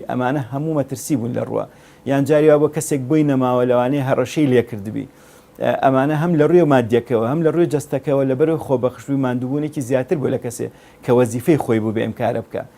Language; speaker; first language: Central Kurdish; native; Central Kurdish